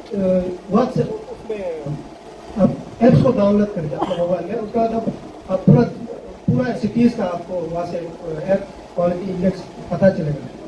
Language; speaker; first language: Hindi; non-native, local second language; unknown